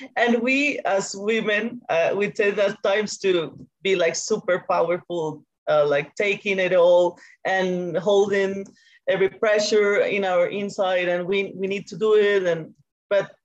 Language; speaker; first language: English; non-native, fluent; Spanish